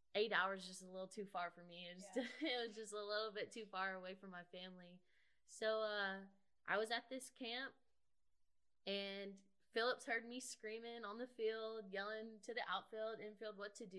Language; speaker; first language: English; native; English